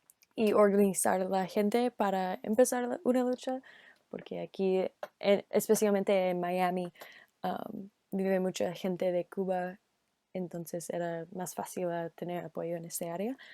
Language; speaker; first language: Spanish; non-native, learner; English